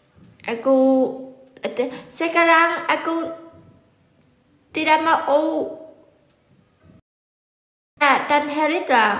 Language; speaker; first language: Indonesian; non-native, learner; Vietnamese